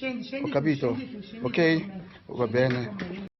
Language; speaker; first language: Italian; non-native, learner; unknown